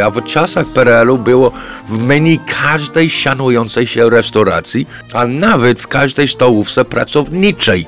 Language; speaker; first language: Polish; non-native, fluent; English